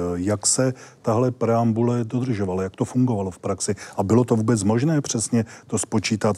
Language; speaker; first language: Czech; native; Czech